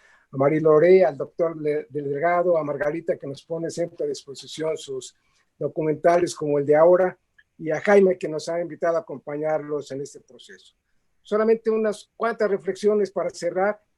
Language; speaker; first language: Spanish; native; Spanish